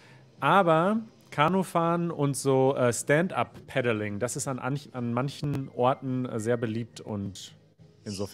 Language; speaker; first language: German; native; German